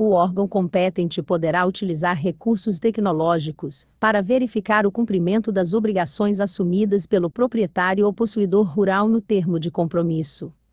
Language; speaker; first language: Portuguese; native; Portuguese